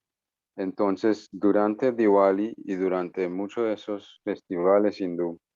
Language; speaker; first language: Spanish; non-native, fluent; English